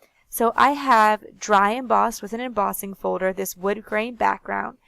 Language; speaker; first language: English; native; English